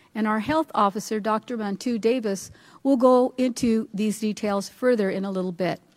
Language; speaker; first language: English; early bilingual, other home language; Spanish